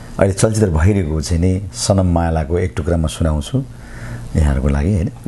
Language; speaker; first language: Nepali; native; Nepali